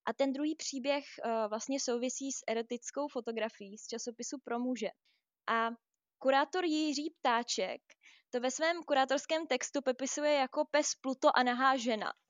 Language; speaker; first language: Czech; native; Czech